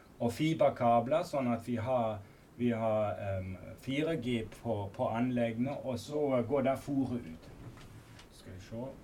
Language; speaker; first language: Norwegian; non-native, fluent; German